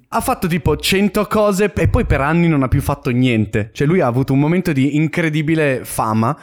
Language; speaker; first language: Italian; native; Italian